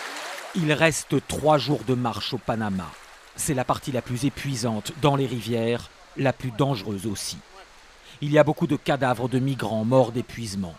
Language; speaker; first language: French; native; French